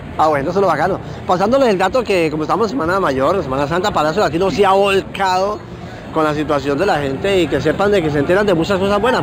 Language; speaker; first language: Spanish; native; Spanish